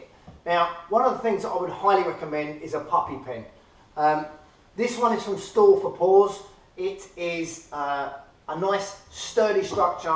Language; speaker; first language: English; native; English